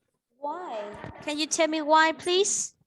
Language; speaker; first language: English; non-native, fluent; Vietnamese